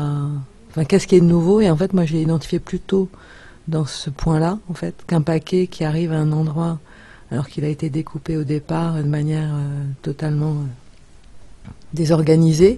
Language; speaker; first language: French; native; French